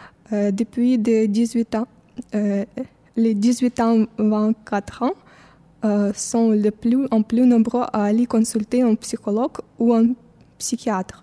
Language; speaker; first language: French; non-native, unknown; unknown